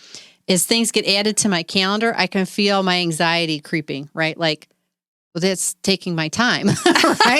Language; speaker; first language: English; native; English